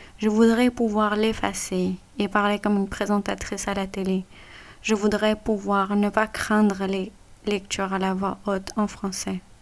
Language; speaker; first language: French; non-native, fluent; Punjabi